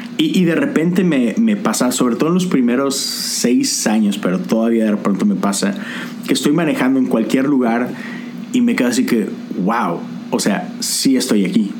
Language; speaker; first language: Spanish; native; Spanish